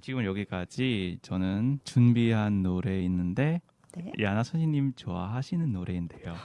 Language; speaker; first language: Korean; non-native, fluent; Vietnamese